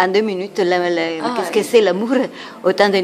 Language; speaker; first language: French; non-native, fluent; Italian